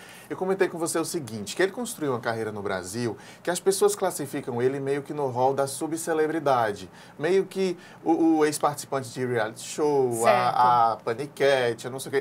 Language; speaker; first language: Portuguese; native; Portuguese